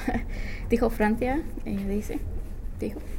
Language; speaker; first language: Spanish; non-native, learner; English